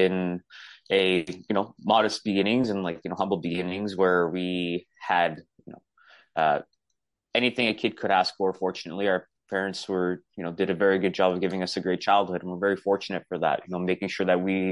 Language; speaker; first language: English; native; English